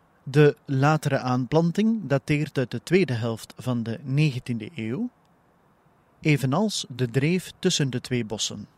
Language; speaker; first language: Dutch; native; Dutch